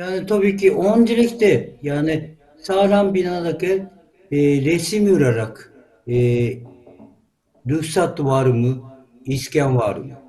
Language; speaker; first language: Turkish; non-native, learner; Japanese